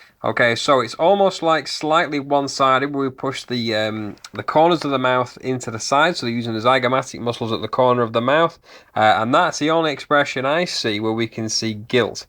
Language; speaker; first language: English; native; English